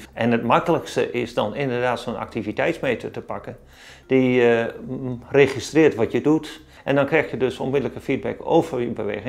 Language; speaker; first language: Dutch; native; Dutch